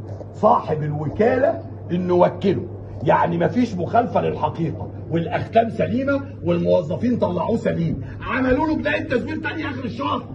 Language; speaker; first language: Arabic; native; Arabic